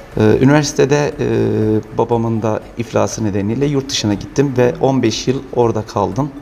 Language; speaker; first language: Turkish; native; Turkish